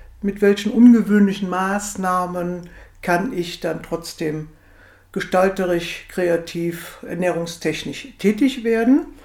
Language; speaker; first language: German; native; German